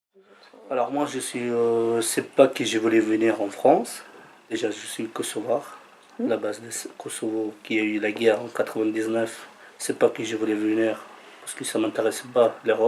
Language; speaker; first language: French; non-native, fluent; Albanian